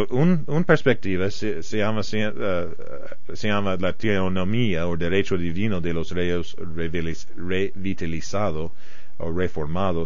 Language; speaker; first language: Spanish; non-native, fluent; English